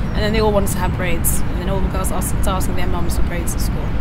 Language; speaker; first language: English; native; English